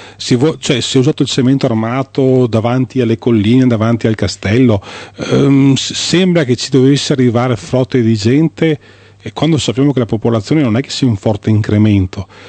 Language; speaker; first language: Italian; native; Italian